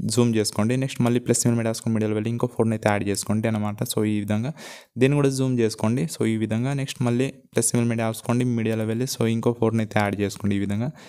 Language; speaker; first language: Telugu; non-native, local second language; Gondi